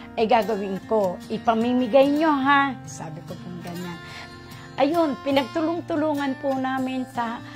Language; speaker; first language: Filipino; native; Filipino